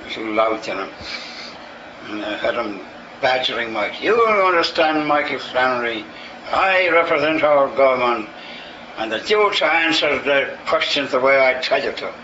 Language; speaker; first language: English; native; English